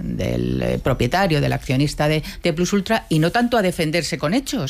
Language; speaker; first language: Spanish; native; Spanish